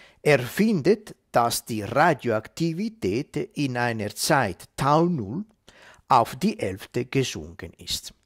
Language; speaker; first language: German; non-native, fluent; Italian